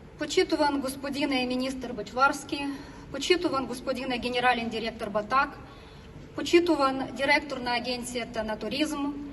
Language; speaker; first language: Macedonian; non-native, learner; Ukrainian